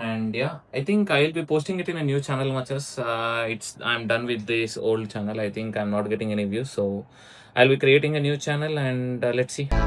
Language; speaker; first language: English; non-native, local second language; Telugu